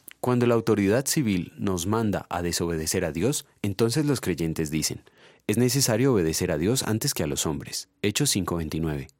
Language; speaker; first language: Spanish; native; Spanish